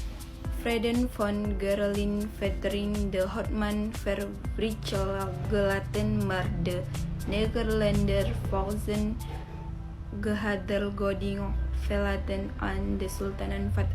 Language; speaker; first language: Dutch; non-native, learner; Indonesian